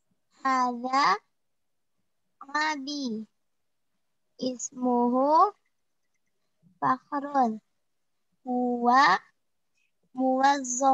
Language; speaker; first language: Arabic; non-native, learner; Indonesian